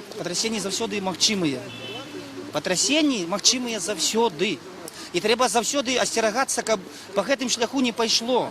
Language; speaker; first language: Belarusian; non-native, local second language; Russian